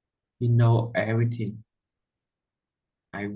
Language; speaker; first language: English; non-native, learner; Vietnamese